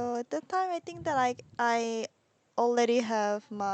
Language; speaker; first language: English; non-native, learner; Korean